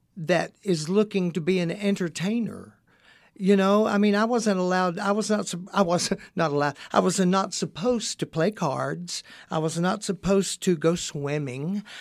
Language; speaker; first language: English; native; English